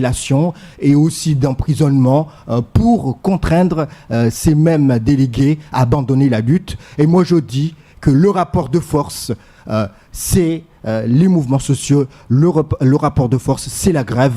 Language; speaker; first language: French; non-native, local second language; Comorian